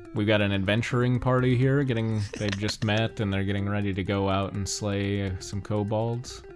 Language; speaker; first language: English; native; English